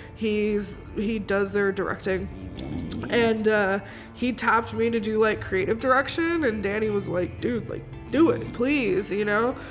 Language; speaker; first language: English; native; English